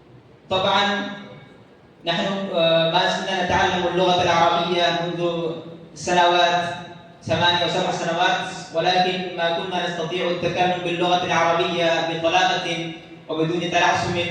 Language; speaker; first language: Arabic; non-native, fluent; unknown